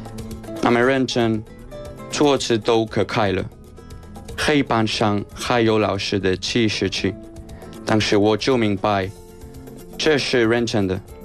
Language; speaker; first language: Chinese; non-native, fluent; Spanish